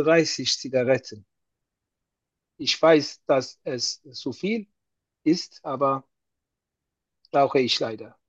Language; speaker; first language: German; non-native, learner; Turkish